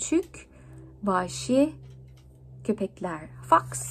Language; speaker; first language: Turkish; non-native, learner; English